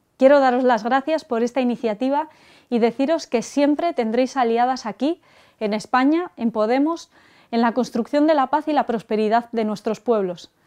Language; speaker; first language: Spanish; native; Spanish